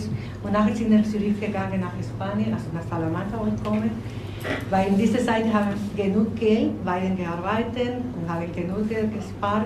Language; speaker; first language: German; non-native, learner; Spanish